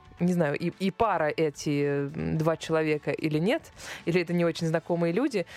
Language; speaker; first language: Russian; native; Russian